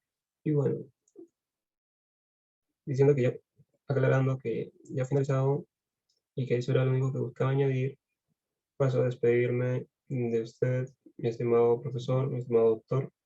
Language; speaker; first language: Spanish; native; Spanish